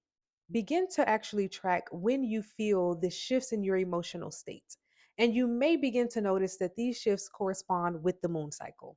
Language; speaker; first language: English; native; English